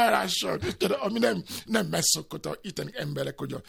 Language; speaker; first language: Hungarian; non-native, fluent; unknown